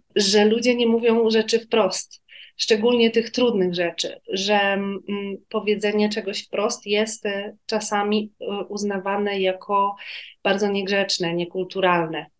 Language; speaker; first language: Polish; native; Polish